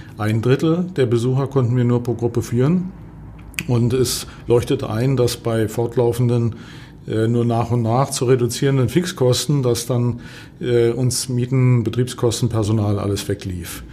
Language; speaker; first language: German; native; German